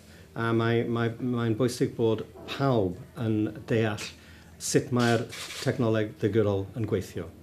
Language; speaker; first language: Welsh; non-native, local second language; English